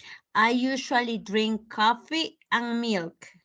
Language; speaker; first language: English; non-native, fluent; Spanish